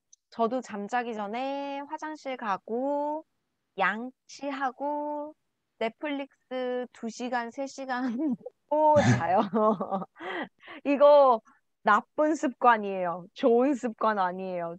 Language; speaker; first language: Korean; native; Korean